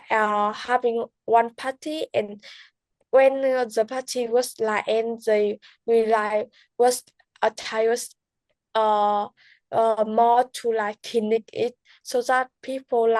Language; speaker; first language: English; non-native, learner; Vietnamese